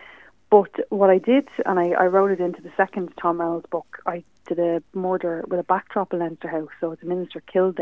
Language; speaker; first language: English; native; English